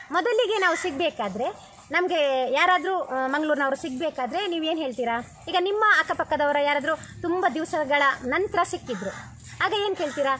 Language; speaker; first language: Kannada; non-native, local second language; Tulu